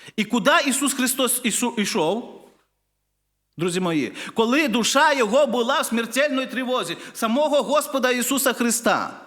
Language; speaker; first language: Ukrainian; non-native, fluent; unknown